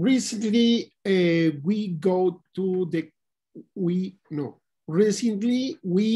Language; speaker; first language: English; non-native, learner; Spanish